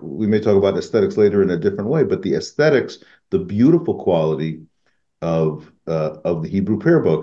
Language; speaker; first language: English; native; English